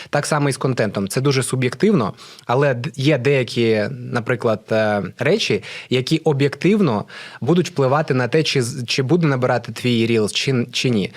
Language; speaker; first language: Ukrainian; non-native, local second language; Russian